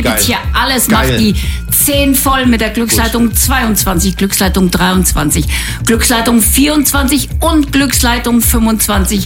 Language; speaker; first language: German; native; German